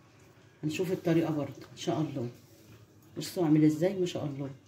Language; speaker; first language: Arabic; native; Arabic